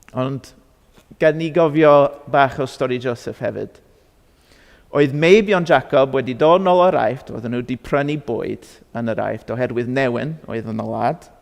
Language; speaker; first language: Welsh; non-native, fluent; English